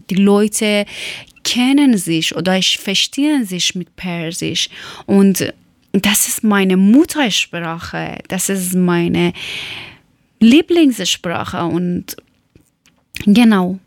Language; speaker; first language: German; non-native, learner; Persian